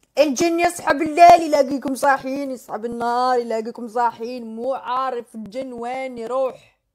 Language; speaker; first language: Arabic; native; Arabic